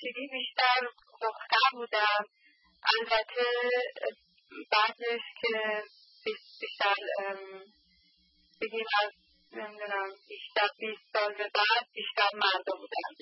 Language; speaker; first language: Persian; early bilingual, heritage; Persian